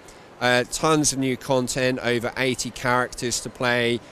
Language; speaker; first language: English; native; English